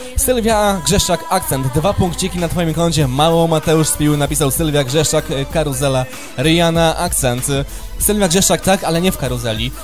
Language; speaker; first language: Polish; native; Polish